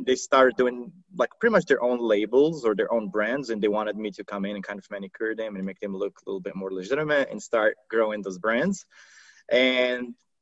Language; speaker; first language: English; non-native, fluent; Arabic